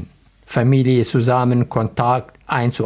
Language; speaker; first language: German; non-native, learner; Arabic